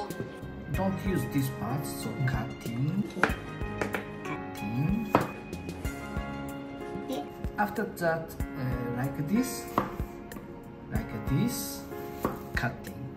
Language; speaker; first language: English; non-native, learner; Japanese